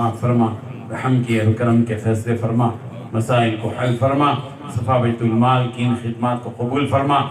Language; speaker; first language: Urdu; native; Urdu